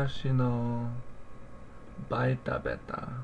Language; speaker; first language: Japanese; non-native, learner; English